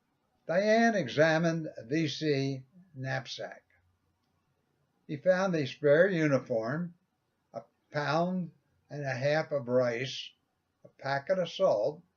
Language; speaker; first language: English; native; English